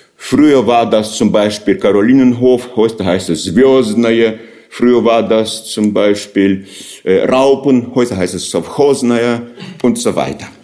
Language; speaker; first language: German; non-native, fluent; Russian